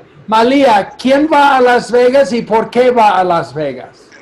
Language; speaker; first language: Spanish; non-native, fluent; English